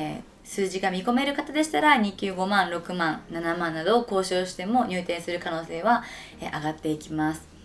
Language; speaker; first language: Japanese; native; Japanese